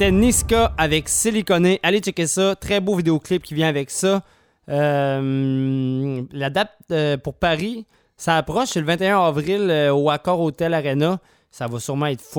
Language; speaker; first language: French; native; French